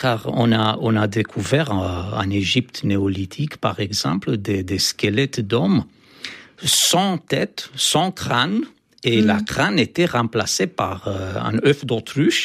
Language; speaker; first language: French; non-native, fluent; Romanian